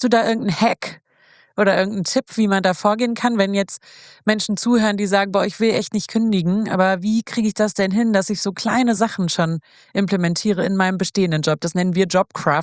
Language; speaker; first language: German; native; German